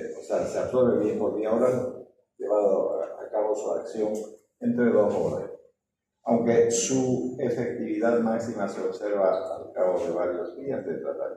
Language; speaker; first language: Spanish; native; Spanish